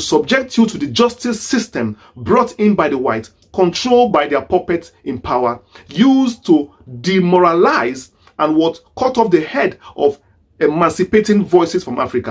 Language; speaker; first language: English; non-native, local second language; Igbo